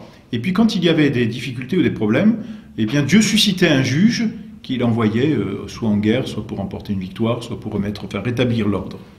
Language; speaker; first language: French; native; French